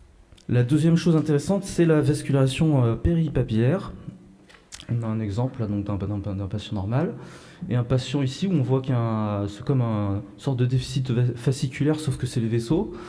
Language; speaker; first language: French; native; French